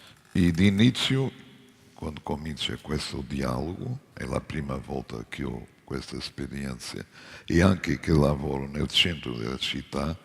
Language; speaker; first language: Italian; non-native, fluent; Portuguese